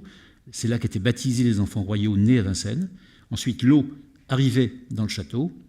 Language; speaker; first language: French; native; French